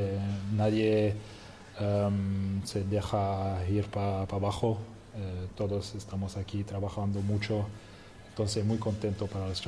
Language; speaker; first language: Spanish; non-native, fluent; French